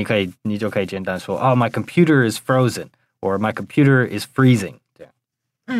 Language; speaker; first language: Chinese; non-native, fluent; English